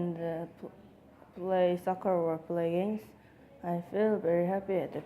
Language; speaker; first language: English; non-native, learner; Korean